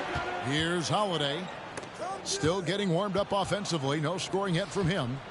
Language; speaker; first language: English; native; English